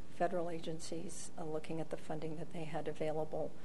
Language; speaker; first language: English; native; English